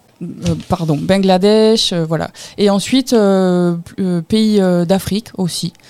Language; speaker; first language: French; native; French